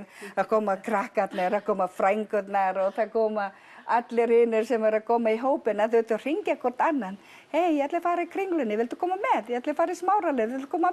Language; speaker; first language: Icelandic; non-native, learner; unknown